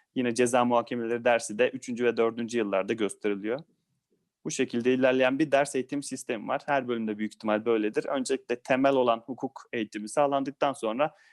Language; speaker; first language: Turkish; native; Turkish